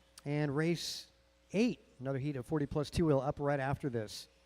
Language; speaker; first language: English; native; English